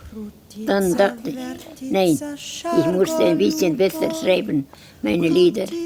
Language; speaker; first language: German; non-native, learner; Estonian